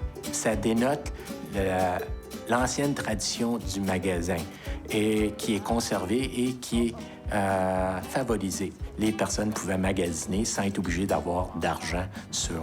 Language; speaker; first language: French; native; French